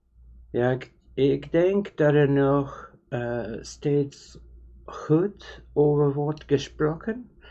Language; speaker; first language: Dutch; non-native, learner; English